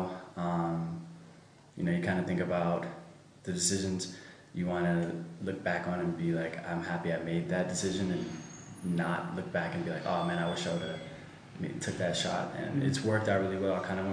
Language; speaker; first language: English; native; English